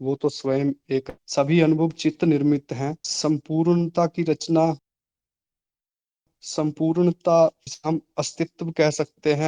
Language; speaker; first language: Hindi; native; Hindi